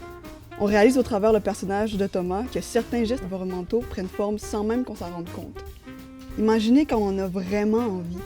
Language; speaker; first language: French; native; French